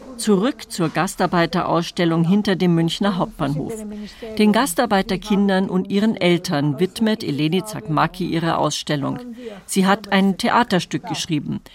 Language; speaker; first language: German; native; German